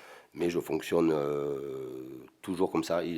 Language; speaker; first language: French; native; French